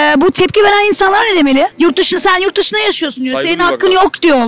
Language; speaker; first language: Turkish; native; Turkish